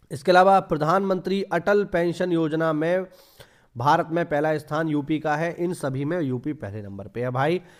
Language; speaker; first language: Hindi; native; Hindi